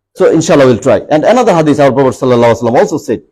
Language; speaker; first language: English; non-native, local second language; Bangla